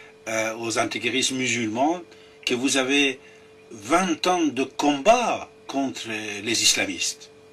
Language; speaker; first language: French; non-native, fluent; Persian